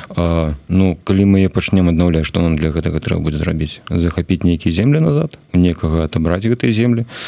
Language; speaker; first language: Belarusian; non-native, local second language; Russian